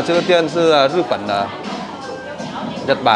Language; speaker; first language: Chinese; non-native, learner; Vietnamese